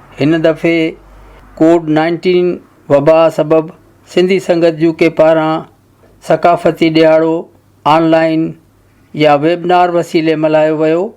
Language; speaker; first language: Sindhi; native; Sindhi